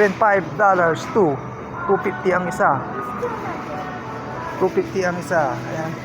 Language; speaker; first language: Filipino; native; Filipino